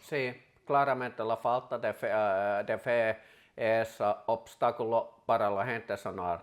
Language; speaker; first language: Spanish; non-native, fluent; Finnish